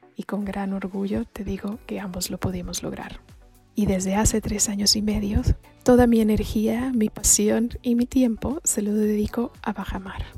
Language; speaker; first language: Spanish; native; Spanish